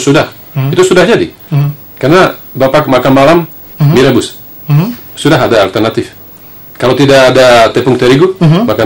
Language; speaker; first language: Indonesian; non-native, fluent; Slovak